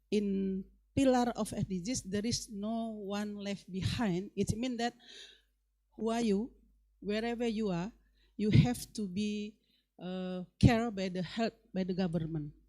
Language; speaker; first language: English; non-native, learner; Indonesian